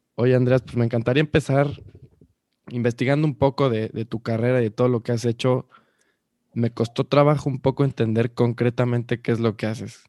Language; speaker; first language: Spanish; native; Spanish